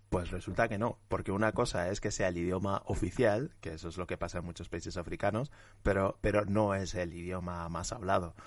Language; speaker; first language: Spanish; early bilingual, other home language; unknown